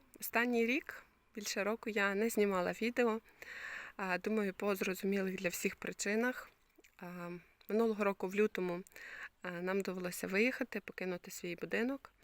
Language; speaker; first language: Ukrainian; native; Ukrainian